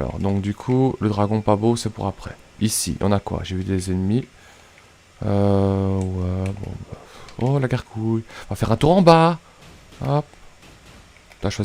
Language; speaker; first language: French; native; French